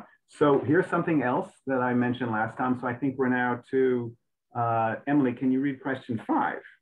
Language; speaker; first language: English; native; English